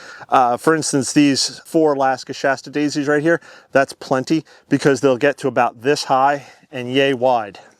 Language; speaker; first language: English; native; English